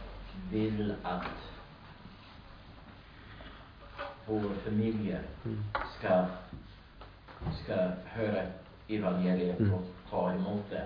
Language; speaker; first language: Swedish; non-native, learner; English